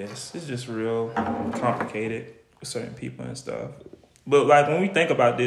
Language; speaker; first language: English; native; English